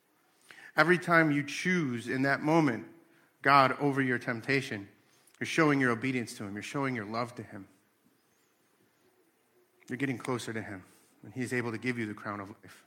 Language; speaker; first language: English; native; English